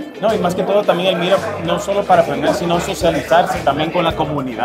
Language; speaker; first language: Spanish; native; Spanish